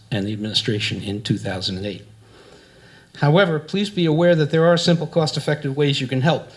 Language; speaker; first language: English; native; English